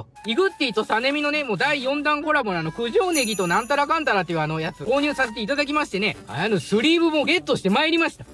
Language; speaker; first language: Japanese; native; Japanese